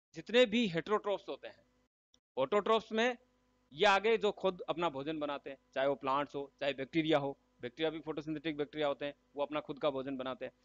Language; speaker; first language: Hindi; native; Hindi